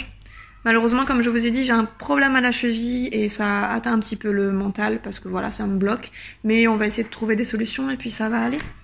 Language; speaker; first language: French; native; French